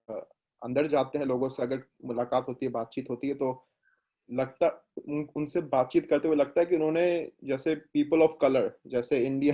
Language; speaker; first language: Hindi; native; Hindi